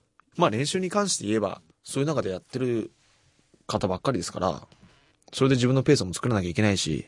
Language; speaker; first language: Japanese; native; Japanese